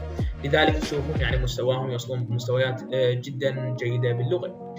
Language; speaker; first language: Arabic; native; Arabic